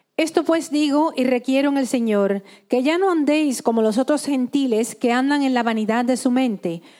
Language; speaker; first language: Spanish; native; Spanish